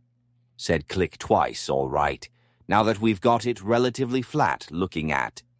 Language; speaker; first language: English; native; English